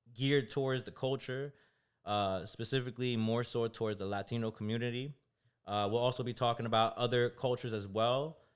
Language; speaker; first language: English; native; English